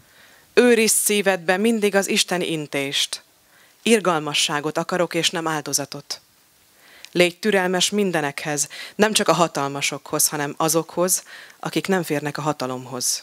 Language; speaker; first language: Hungarian; native; Hungarian